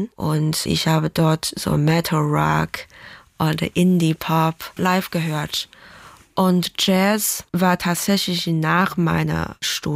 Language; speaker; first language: German; non-native, fluent; Chinese